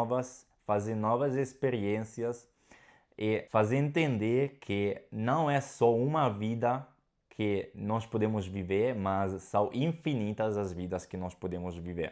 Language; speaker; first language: Portuguese; non-native, fluent; Italian